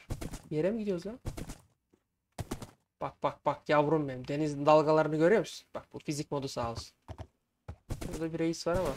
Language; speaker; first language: Turkish; native; Turkish